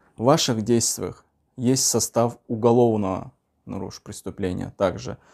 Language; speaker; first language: Russian; non-native, local second language; Uzbek